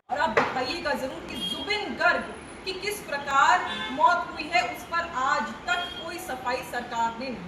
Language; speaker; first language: Hindi; non-native, local second language; Assamese